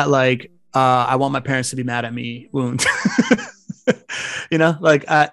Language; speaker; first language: English; early bilingual, other home language; Spanish